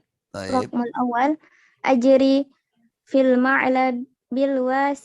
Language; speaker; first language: Arabic; non-native, fluent; Indonesian